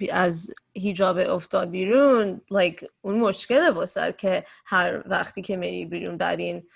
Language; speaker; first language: Persian; early bilingual, other home language; English